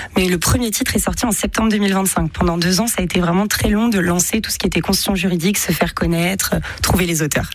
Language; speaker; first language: French; native; French